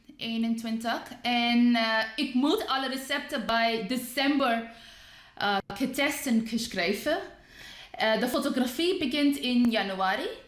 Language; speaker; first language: Dutch; non-native, learner; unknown